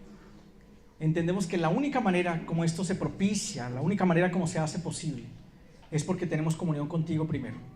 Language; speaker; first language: Spanish; native; Spanish